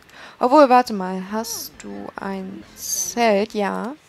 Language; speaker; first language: German; native; German